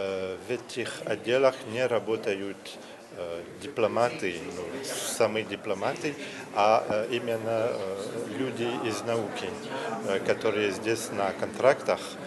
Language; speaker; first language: Russian; non-native, learner; French